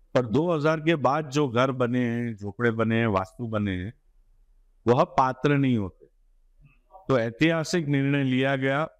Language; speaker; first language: Hindi; non-native, local second language; Gujarati